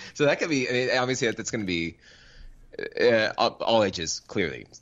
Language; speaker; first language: English; native; English